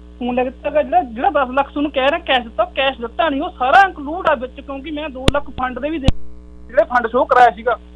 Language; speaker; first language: Punjabi; native; Punjabi